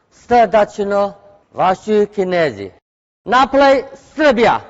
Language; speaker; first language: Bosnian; non-native, learner; Chinese